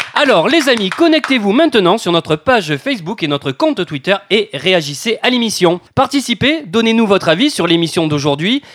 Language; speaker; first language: French; native; French